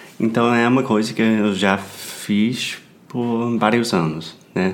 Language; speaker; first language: Portuguese; non-native, fluent; English